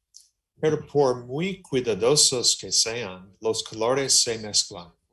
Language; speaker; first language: Spanish; non-native, learner; English